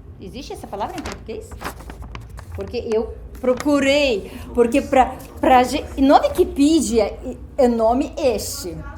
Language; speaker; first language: Portuguese; non-native, fluent; Ukrainian